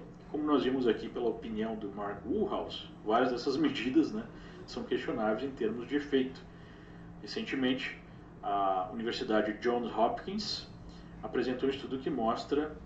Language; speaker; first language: Portuguese; native; Portuguese